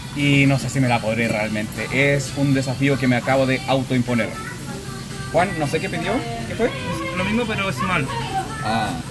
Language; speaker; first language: Spanish; native; Spanish